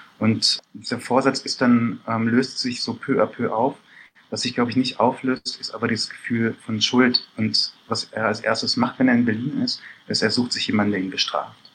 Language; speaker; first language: German; early bilingual, other home language; Persian